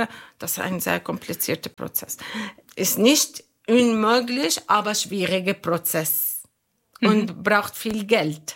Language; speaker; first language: German; non-native, fluent; Arabic